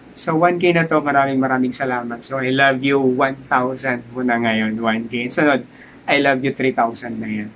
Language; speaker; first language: Filipino; non-native, local second language; Cebuano